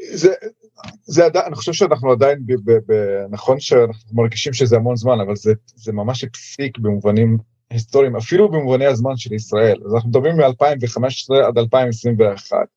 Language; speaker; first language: Hebrew; non-native, local second language; Arabic